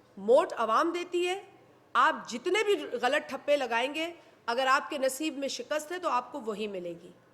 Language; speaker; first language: Urdu; non-native, local second language; Sindhi